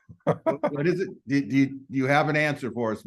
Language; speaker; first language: English; native; English